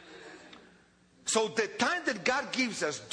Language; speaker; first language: English; non-native, fluent; Polish